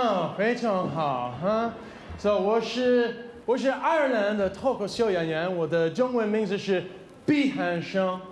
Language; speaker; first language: Chinese; non-native, learner; English